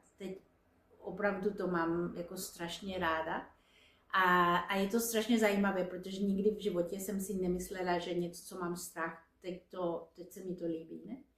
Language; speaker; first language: Czech; non-native, fluent; Spanish